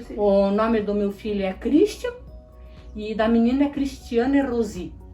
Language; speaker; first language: Portuguese; early bilingual, other home language; Polish